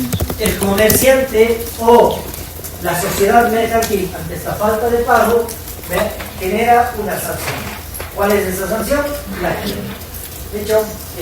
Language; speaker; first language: Spanish; native; Spanish